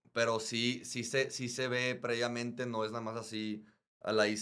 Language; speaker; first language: Spanish; native; Spanish